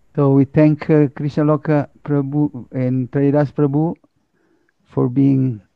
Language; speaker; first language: English; non-native, fluent; Italian